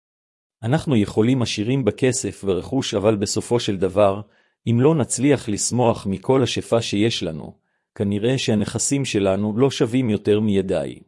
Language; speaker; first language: Hebrew; native; Hebrew